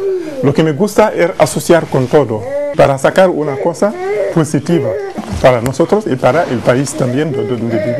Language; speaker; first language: Spanish; non-native, fluent; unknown